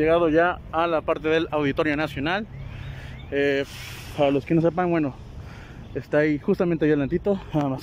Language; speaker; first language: Spanish; native; Spanish